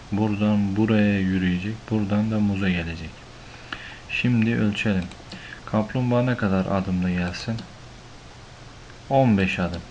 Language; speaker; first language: Turkish; native; Turkish